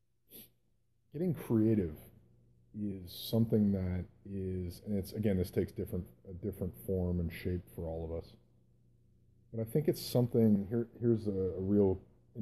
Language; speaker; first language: English; native; English